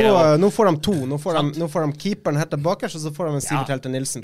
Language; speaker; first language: Norwegian; native; Norwegian